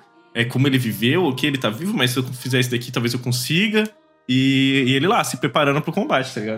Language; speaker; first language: Portuguese; native; Portuguese